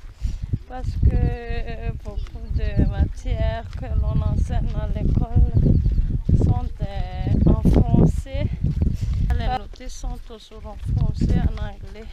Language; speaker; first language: French; non-native, local second language; Malagasy